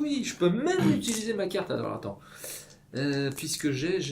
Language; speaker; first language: French; native; French